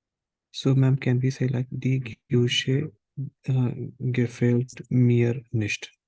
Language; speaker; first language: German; non-native, learner; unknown